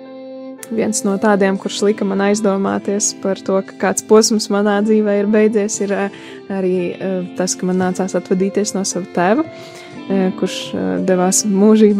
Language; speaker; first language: Latvian; native; Latvian